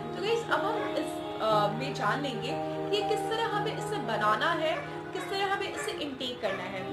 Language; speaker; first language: Hindi; non-native, local second language; Bangla